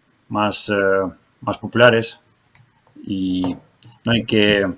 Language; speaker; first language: Spanish; non-native, fluent; Ukrainian